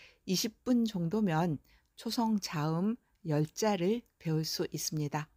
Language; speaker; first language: Korean; native; Korean